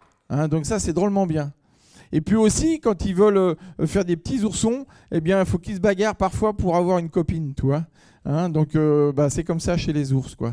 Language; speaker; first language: French; native; French